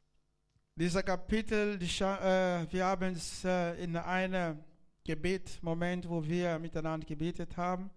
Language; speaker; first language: German; non-native, learner; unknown